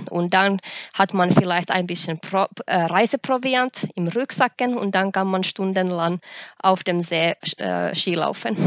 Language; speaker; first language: German; non-native, fluent; Finnish